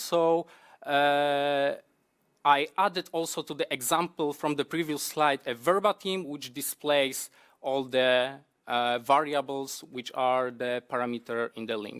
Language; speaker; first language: English; non-native, fluent; Polish